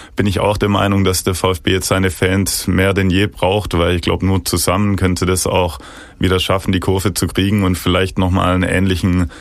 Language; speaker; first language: German; native; German